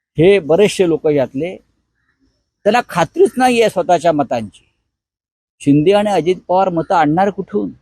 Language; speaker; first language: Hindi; non-native, local second language; Marathi